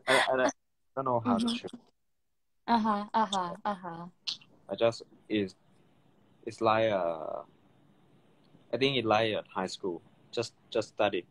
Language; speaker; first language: English; non-native, learner; Thai